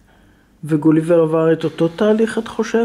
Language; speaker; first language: Hebrew; native; Hebrew